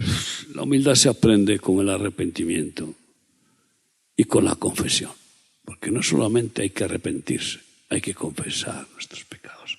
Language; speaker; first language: Spanish; native; Spanish